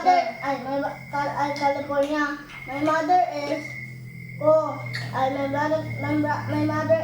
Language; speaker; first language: English; non-native, learner; Cebuano